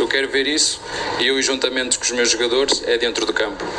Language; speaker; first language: Portuguese; native; Portuguese